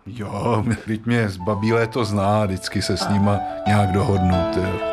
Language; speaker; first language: Czech; native; Czech